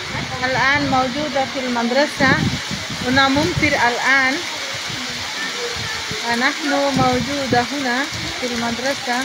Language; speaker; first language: Arabic; non-native, learner; Bangla